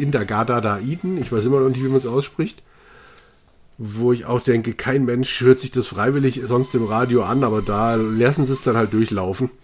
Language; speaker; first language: German; native; German